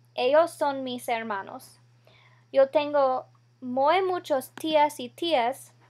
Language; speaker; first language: Spanish; non-native, learner; English